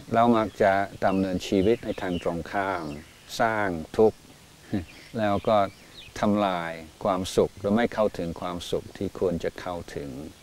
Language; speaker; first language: Thai; non-native, fluent; English